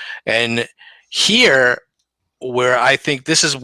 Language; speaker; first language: English; native; English